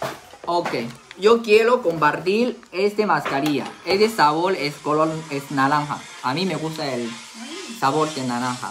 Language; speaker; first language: Spanish; non-native, learner; Chinese